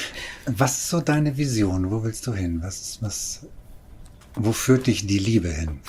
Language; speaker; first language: German; native; German